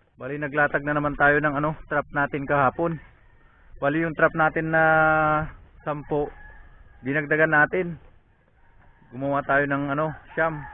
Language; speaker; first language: Filipino; non-native, local second language; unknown